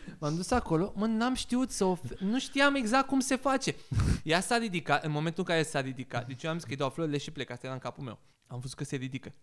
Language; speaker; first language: Romanian; native; Romanian